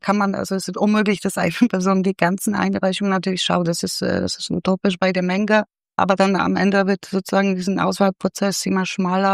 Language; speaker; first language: German; non-native, fluent; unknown